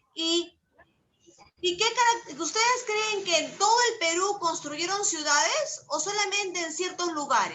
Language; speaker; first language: Spanish; native; Spanish